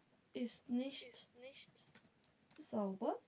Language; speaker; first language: German; non-native, fluent; Macedonian